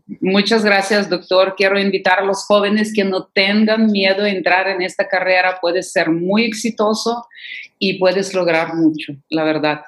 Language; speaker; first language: Spanish; non-native, fluent; Russian